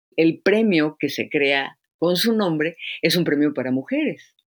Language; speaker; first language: Spanish; native; Spanish